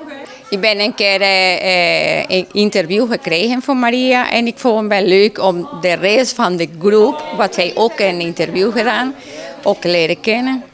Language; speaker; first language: Dutch; non-native, fluent; Spanish